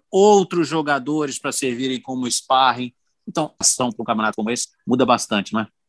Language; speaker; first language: Portuguese; native; Portuguese